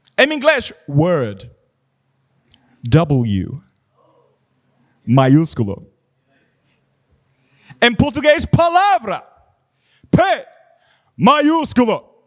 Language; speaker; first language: Portuguese; non-native, learner; English